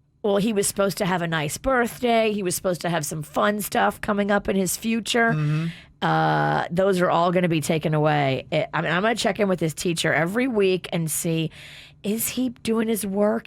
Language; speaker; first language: English; native; English